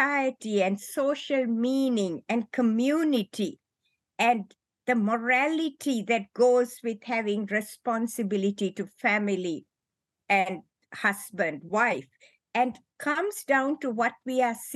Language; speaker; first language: English; non-native, local second language; Sinhala